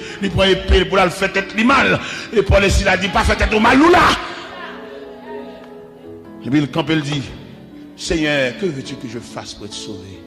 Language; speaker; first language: French; non-native, local second language; Haitian Creole